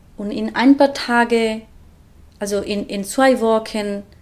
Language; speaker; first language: German; non-native, fluent; Bangla